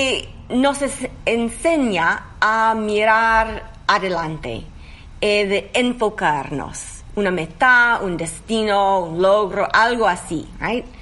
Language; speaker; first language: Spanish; non-native, learner; English